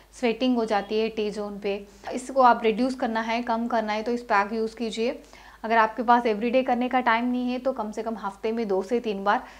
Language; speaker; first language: Hindi; non-native, local second language; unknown